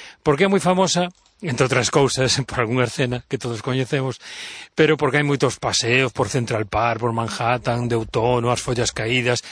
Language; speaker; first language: Galician; non-native, local second language; Spanish